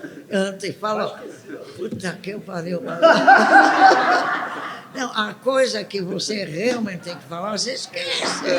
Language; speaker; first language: Portuguese; non-native, fluent; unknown